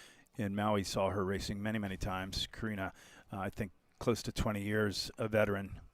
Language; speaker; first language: English; native; English